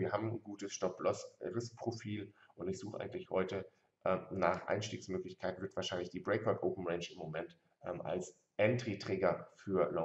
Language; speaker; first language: German; native; German